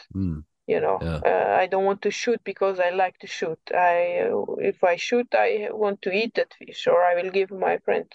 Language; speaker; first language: English; non-native, learner; Serbian